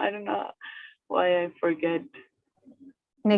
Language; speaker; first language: English; non-native, learner; Spanish